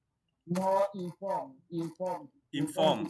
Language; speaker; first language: English; non-native, learner; Chinese